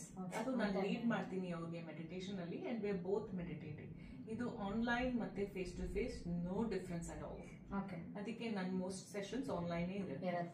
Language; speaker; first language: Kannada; non-native, local second language; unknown